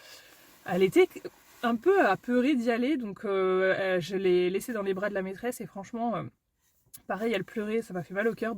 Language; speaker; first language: French; native; French